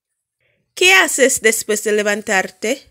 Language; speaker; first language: Spanish; non-native, fluent; English